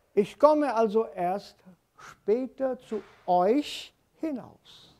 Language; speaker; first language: German; non-native, fluent; Hindi